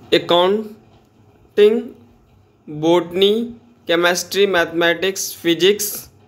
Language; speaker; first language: Hindi; native; Hindi